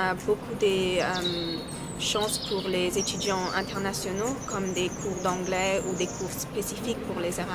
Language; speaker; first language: French; non-native, fluent; English